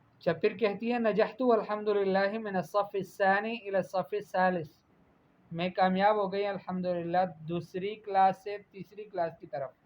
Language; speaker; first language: Urdu; native; Urdu